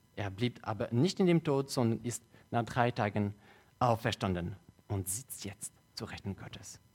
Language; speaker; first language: German; non-native, local second language; French